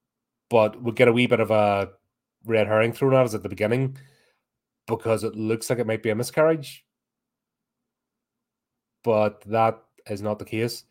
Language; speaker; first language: English; native; English